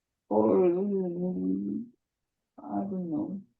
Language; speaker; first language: English; non-native, learner; Korean